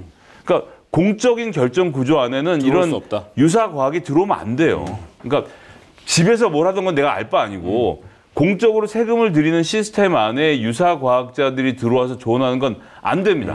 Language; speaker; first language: Korean; native; Korean